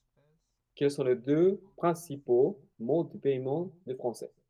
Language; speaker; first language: French; non-native, fluent; Spanish